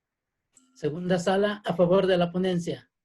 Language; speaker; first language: Spanish; native; Spanish